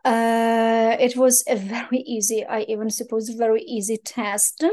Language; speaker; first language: English; non-native, fluent; Ukrainian